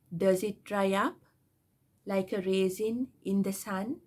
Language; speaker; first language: English; non-native, local second language; Sinhala